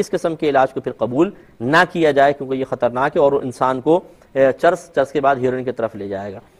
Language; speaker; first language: Urdu; native; Urdu